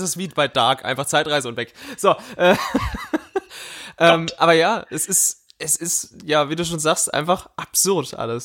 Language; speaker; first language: German; native; German